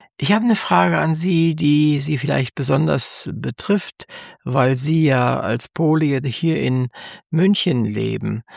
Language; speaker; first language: German; native; German